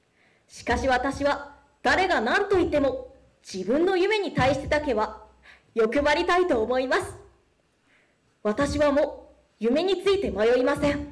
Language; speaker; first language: Japanese; non-native, fluent; Korean